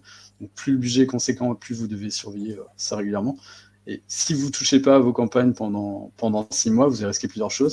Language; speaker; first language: French; native; French